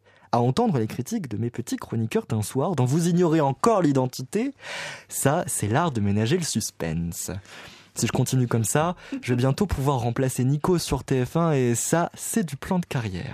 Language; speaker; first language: French; native; French